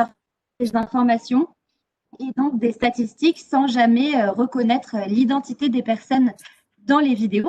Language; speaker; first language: French; native; French